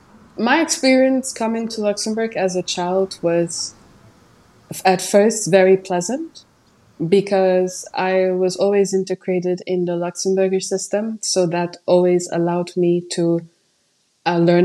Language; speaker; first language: English; non-native, fluent; Upper Guinea Crioulo